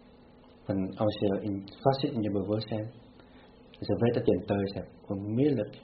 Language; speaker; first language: Dutch; non-native, fluent; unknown